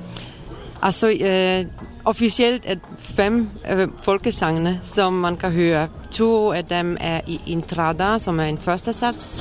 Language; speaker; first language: Danish; non-native, fluent; Polish